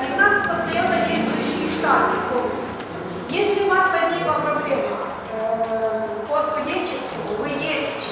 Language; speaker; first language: Russian; non-native, local second language; Ukrainian